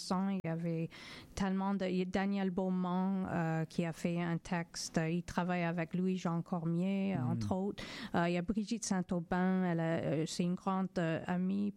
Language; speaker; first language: French; non-native, fluent; English